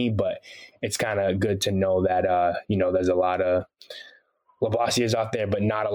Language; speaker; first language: English; early bilingual, other home language; Haitian Creole